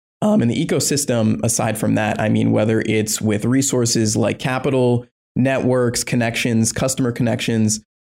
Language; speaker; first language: English; native; English